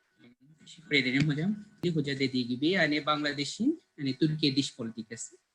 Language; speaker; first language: Turkish; non-native, learner; Bangla